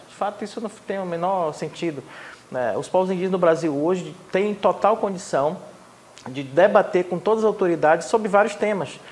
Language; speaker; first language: Portuguese; non-native, local second language; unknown